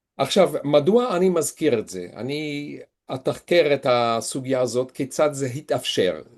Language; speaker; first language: Hebrew; non-native, fluent; Swiss German